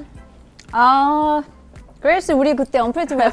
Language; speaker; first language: Korean; native; Korean